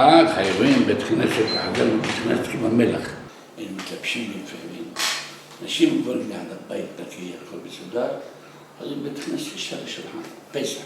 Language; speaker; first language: Hebrew; non-native, local second language; Arabic